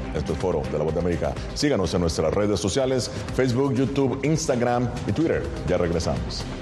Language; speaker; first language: Spanish; native; Spanish